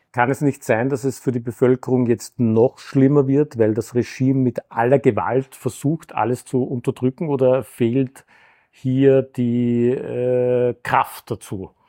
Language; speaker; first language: German; native; German